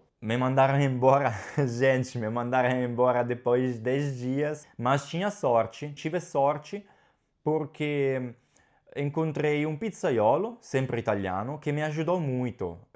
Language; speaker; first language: Portuguese; non-native, fluent; Italian